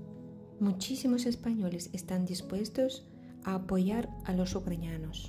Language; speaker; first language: Spanish; non-native, fluent; Ukrainian